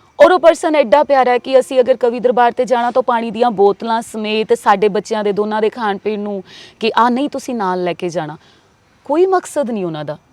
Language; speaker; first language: Punjabi; native; Punjabi